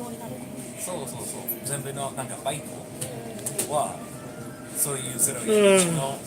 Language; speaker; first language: Japanese; non-native, learner; English